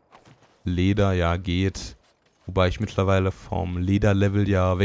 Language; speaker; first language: German; native; German